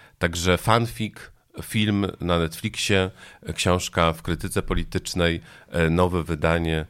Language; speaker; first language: Polish; native; Polish